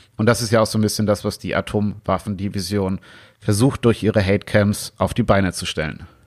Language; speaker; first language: German; native; German